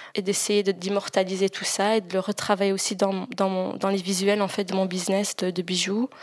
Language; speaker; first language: French; native; French